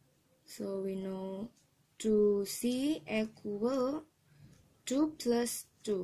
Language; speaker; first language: English; non-native, learner; Indonesian